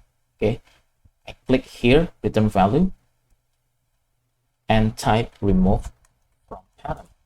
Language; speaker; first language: English; non-native, fluent; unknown